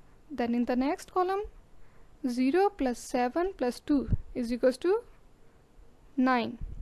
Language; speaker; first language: English; non-native, local second language; Urdu